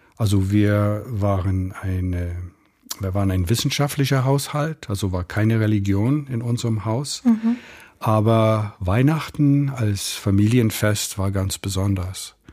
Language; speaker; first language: German; non-native, fluent; English